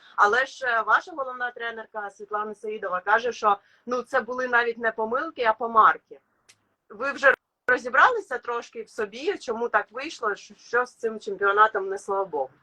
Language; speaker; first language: Ukrainian; native; Ukrainian